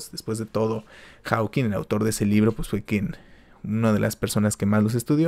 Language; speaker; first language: Spanish; native; Spanish